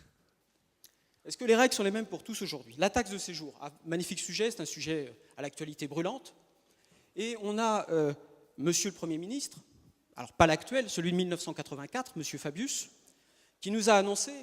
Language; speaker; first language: French; native; French